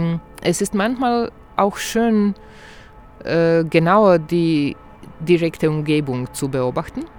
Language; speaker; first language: German; non-native, fluent; Croatian